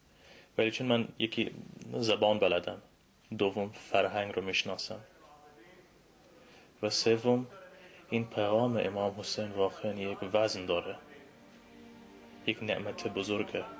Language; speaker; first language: Persian; non-native, fluent; English